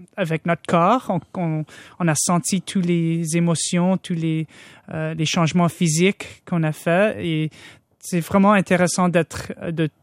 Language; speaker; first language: French; non-native, local second language; English